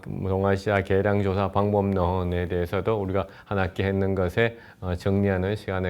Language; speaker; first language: Korean; native; Korean